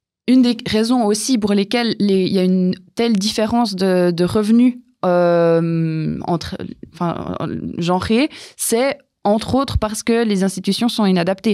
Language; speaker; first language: French; native; French